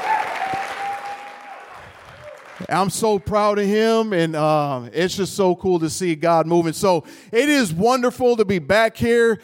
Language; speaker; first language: English; native; English